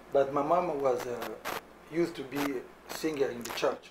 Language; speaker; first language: English; non-native, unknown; Lingala